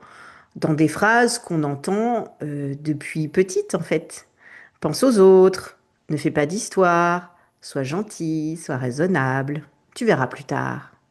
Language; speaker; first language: French; native; French